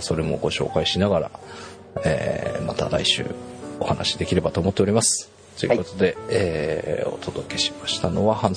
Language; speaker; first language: Japanese; native; Japanese